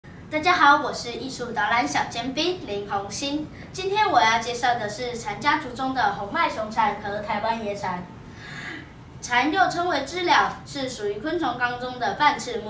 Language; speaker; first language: Chinese; native; Chinese